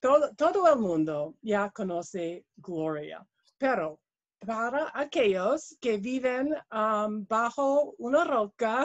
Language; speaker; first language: Spanish; non-native, learner; English